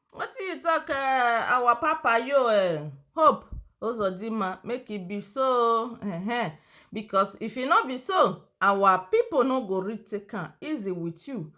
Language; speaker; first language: Nigerian Pidgin; non-native, local second language; Yoruba